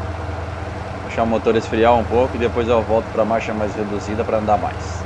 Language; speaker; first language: Portuguese; native; Portuguese